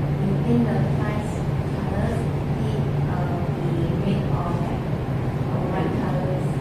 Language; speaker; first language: English; non-native, learner; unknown